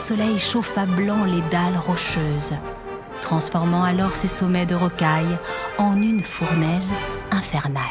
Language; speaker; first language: French; native; French